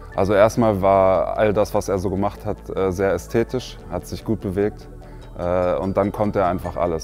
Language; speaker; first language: German; native; German